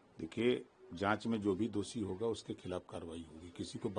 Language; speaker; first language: Hindi; native; Hindi